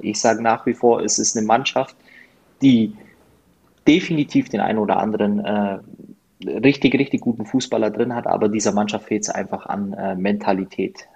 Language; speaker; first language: German; native; German